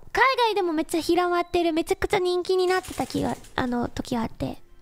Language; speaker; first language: Japanese; non-native, fluent; English